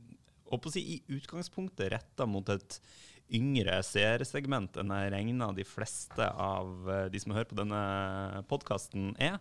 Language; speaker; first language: Norwegian; native; Norwegian